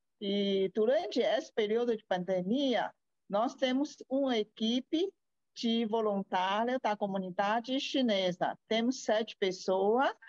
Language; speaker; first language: Portuguese; non-native, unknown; Chinese